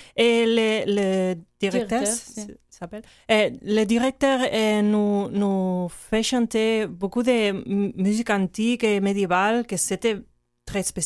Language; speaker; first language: French; non-native, learner; Catalan